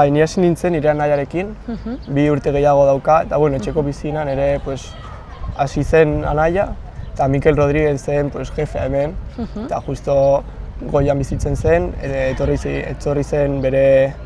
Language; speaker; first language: Basque; non-native, local second language; Spanish